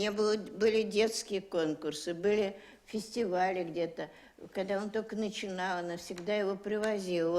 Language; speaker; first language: Russian; native; Russian